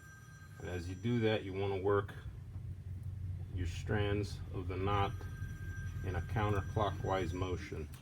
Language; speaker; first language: English; native; English